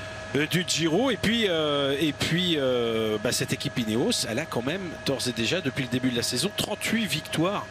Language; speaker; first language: French; native; French